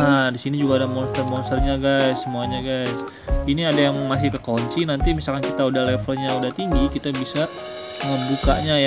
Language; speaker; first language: Indonesian; native; Indonesian